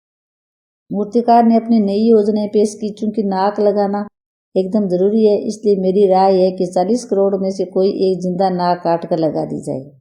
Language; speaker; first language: Hindi; native; Hindi